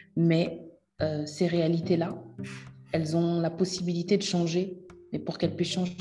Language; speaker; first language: French; native; French